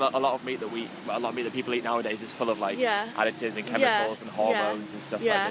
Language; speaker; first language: English; native; English